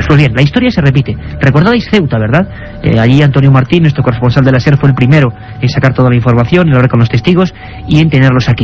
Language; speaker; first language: Spanish; native; Spanish